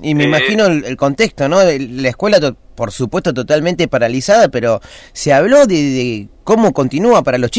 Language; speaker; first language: Spanish; native; Spanish